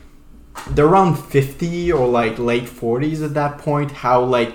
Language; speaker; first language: English; non-native, fluent; French